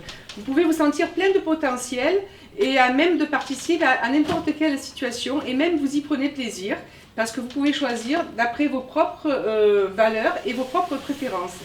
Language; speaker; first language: French; native; French